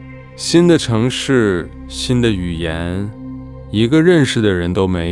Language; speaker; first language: Chinese; non-native, fluent; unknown